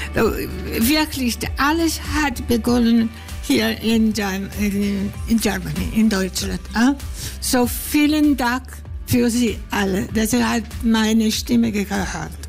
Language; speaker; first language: German; non-native, fluent; Greek